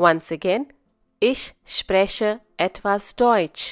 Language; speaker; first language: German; non-native, fluent; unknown